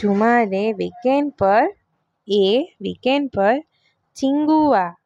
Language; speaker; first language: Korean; non-native, fluent; Hindi